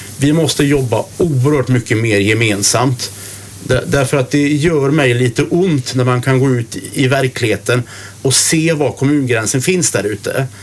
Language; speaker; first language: Swedish; native; Swedish